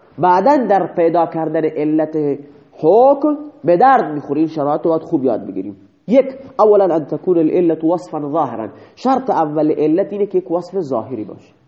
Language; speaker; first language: Persian; native; Persian